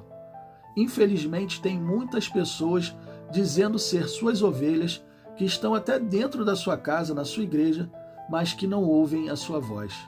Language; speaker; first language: Portuguese; native; Portuguese